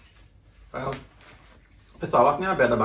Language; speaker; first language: Indonesian; non-native, fluent; Norwegian